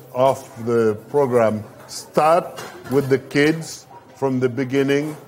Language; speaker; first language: English; non-native, fluent; Haitian Creole